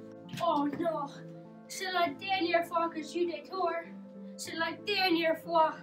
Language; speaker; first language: French; non-native, learner; English